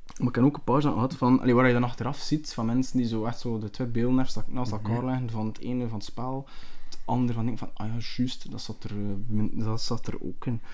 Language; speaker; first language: Dutch; native; Dutch